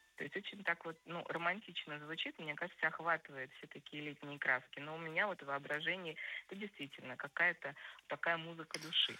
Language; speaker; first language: Russian; native; Russian